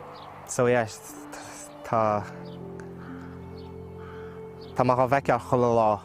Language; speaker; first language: Irish; early bilingual, other home language; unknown